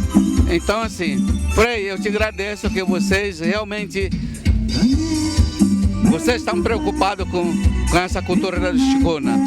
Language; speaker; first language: Portuguese; non-native, local second language; Ticuna